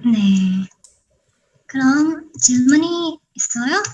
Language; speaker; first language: Korean; non-native, fluent; Filipino